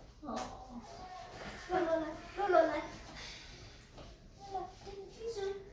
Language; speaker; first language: Chinese; native; Chinese